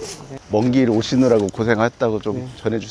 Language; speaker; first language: Korean; native; Korean